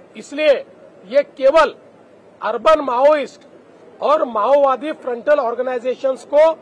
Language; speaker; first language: Hindi; non-native, local second language; Marathi